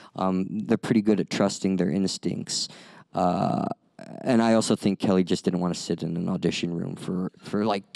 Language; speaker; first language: English; native; English